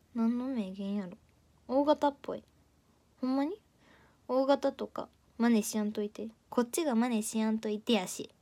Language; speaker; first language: Japanese; native; Japanese